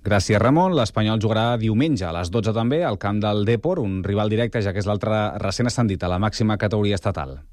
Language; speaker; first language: Catalan; native; Catalan